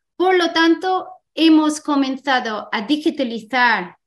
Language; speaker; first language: Spanish; non-native, fluent; English